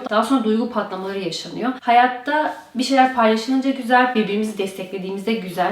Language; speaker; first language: Turkish; native; Turkish